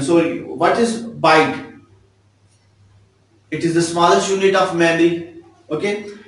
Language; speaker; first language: English; non-native, local second language; Urdu